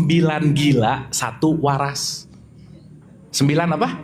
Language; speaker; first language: Indonesian; native; Indonesian